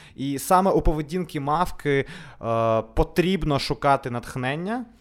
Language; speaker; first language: Ukrainian; non-native, local second language; Russian